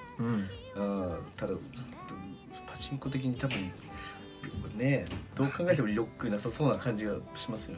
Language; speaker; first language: Japanese; native; Japanese